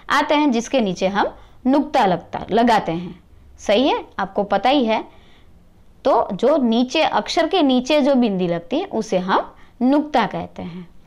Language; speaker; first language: Hindi; non-native, local second language; Gujarati